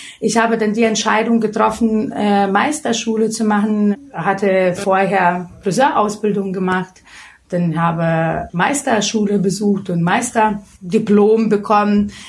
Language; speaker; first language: German; non-native, fluent; Lithuanian